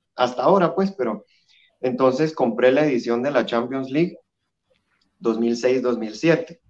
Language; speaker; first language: Spanish; native; Spanish